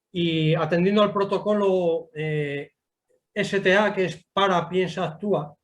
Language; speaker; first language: Spanish; native; Spanish